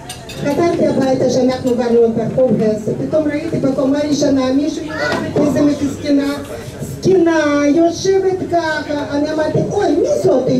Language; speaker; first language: Hebrew; non-native, fluent; Russian